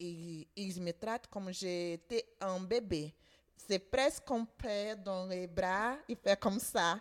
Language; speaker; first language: French; non-native, fluent; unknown